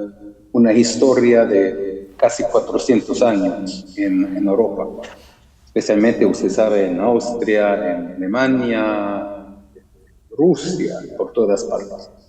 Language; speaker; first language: Spanish; early bilingual, heritage; German